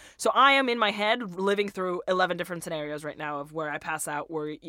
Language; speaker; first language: English; non-native, fluent; Russian